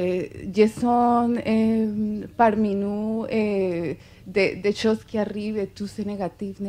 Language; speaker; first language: French; non-native, fluent; Spanish